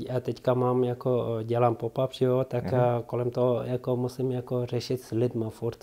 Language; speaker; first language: Czech; non-native, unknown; Tibetan